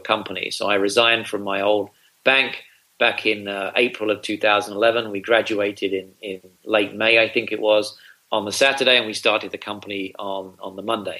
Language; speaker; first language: English; native; English